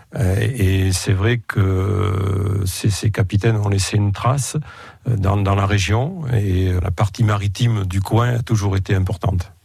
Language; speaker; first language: French; native; French